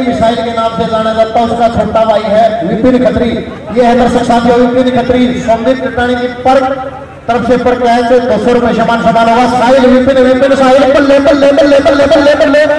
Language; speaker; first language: Hindi; native; Hindi